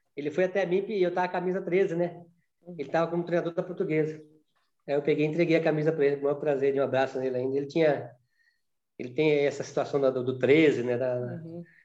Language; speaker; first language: Portuguese; native; Portuguese